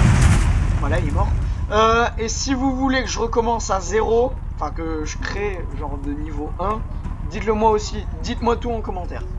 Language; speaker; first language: French; native; French